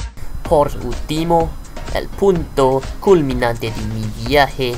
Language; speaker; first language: Spanish; non-native, learner; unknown